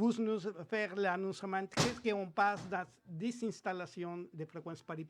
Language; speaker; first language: French; non-native, learner; Spanish